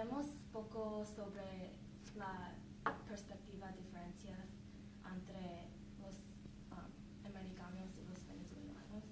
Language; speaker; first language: Spanish; non-native, learner; English